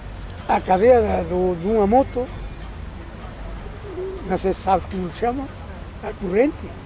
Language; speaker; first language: Portuguese; non-native, local second language; Spanish